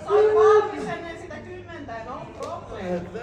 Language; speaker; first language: Finnish; native; Finnish